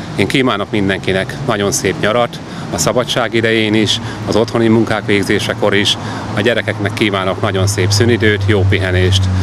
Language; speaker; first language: Hungarian; native; Hungarian